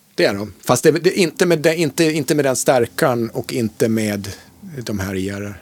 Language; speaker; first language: Swedish; native; Swedish